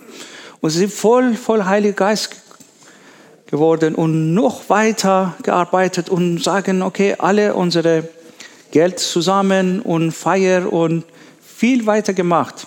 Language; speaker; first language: German; non-native, learner; Persian